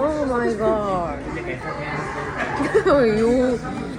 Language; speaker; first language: English; non-native, learner; Urdu